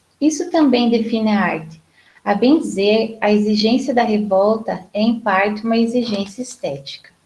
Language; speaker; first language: Portuguese; native; Portuguese